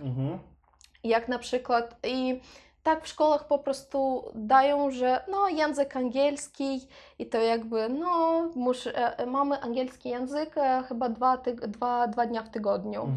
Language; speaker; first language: Polish; non-native, learner; Russian